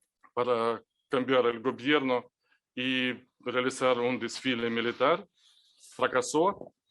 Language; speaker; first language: Spanish; non-native, fluent; Ukrainian